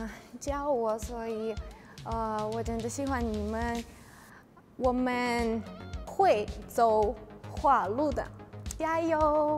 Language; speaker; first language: Chinese; non-native, learner; Russian